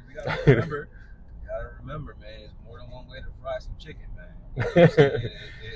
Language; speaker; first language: English; native; English